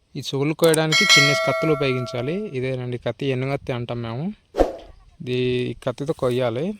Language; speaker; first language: Telugu; non-native, local second language; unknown